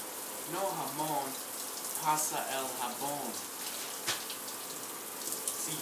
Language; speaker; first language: Spanish; non-native, learner; English